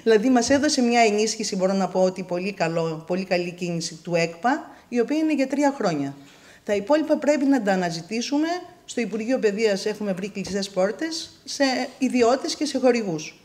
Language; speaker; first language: Greek; native; Greek